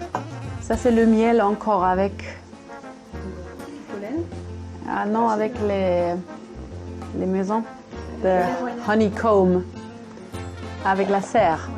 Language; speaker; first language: French; non-native, fluent; German